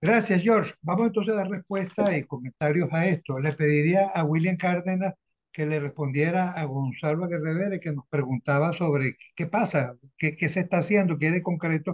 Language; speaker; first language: Spanish; native; Spanish